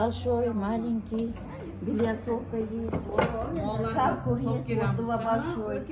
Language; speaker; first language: Russian; non-native, local second language; Uzbek